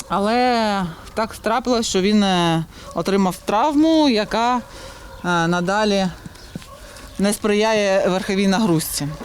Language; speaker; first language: Ukrainian; native; Ukrainian